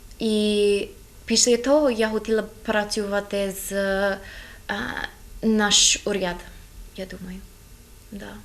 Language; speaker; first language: Ukrainian; non-native, learner; English